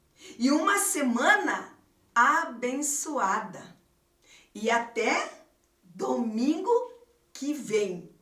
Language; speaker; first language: Portuguese; native; Portuguese